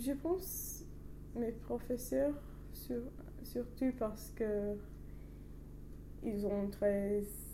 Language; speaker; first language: French; non-native, learner; English